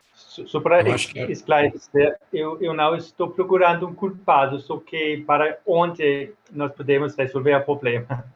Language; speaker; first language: Portuguese; non-native, fluent; Swedish